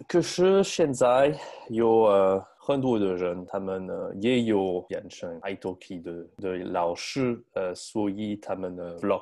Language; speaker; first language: Chinese; non-native, learner; French